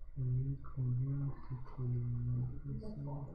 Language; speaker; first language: French; non-native, learner; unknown